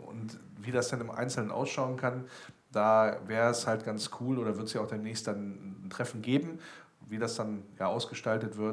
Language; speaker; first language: German; native; German